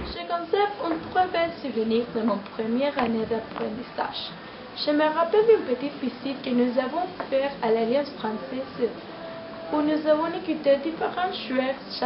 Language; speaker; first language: French; non-native, learner; Spanish